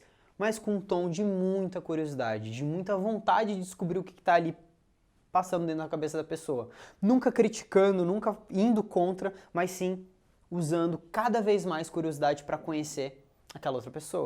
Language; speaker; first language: Portuguese; native; Portuguese